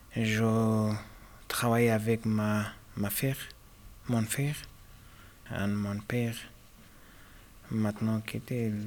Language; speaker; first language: French; non-native, learner; Pashto